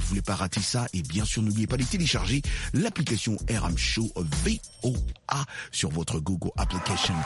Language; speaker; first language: French; non-native, local second language; Lingala